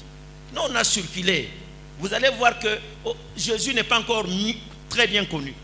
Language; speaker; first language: French; non-native, local second language; Lingala